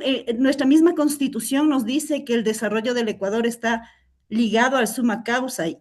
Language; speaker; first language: Spanish; native; Spanish